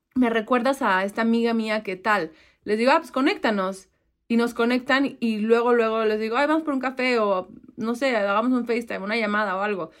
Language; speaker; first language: Spanish; native; Spanish